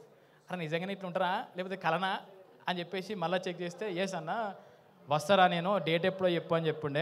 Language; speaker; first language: Telugu; native; Telugu